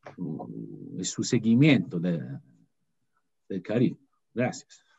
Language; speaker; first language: Spanish; non-native, fluent; English